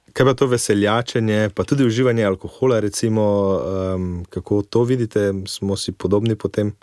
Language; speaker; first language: Slovenian; native; Slovenian